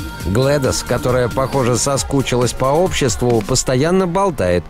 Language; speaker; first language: Russian; native; Russian